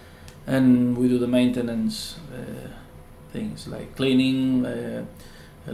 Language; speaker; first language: English; non-native, learner; Spanish